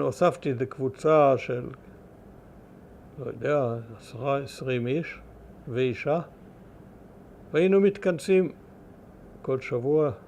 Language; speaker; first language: Hebrew; early bilingual, other home language; German